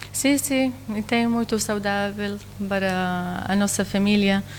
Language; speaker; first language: Portuguese; non-native, learner; Arabic